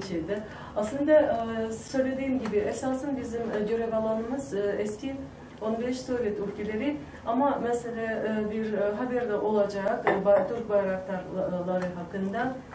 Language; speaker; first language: Turkish; non-native, fluent; Tajik